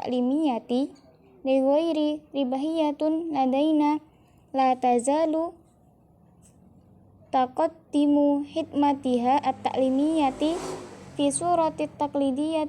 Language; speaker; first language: Arabic; non-native, learner; Indonesian